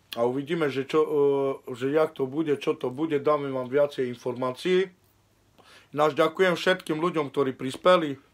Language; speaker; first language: Slovak; native; Slovak